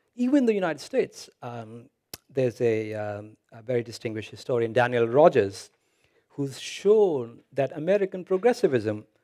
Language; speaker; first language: English; non-native, local second language; Hindi